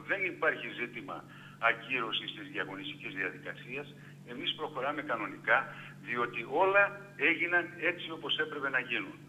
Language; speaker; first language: Greek; native; Greek